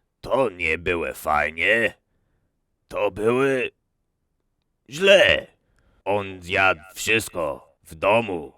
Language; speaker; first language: Polish; non-native, learner; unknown